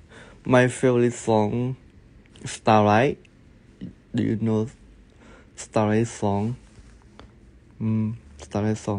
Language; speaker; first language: English; non-native, learner; Thai